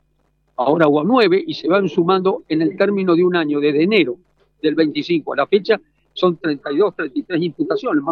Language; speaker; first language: Spanish; native; Spanish